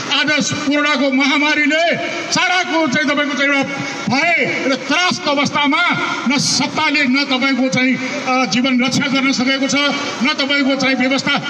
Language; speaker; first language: Nepali; native; Nepali